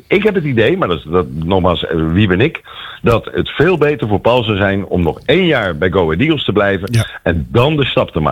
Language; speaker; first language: Dutch; native; Dutch